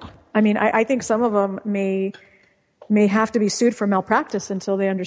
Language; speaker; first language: English; early bilingual, other home language; Russian